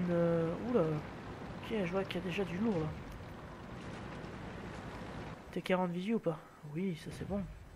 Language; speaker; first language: French; native; French